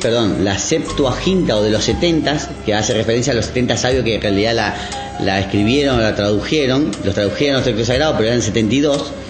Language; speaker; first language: Spanish; native; Spanish